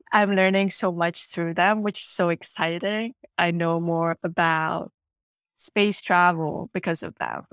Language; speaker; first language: English; non-native, local second language; Ganda